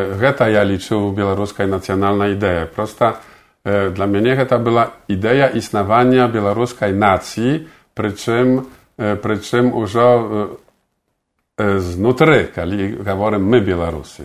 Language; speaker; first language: Polish; non-native, local second language; Belarusian